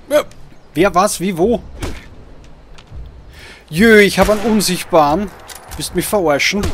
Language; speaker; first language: German; native; German